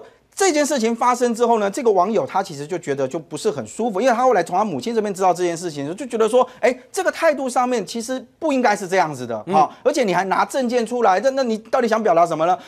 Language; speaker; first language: Chinese; native; Chinese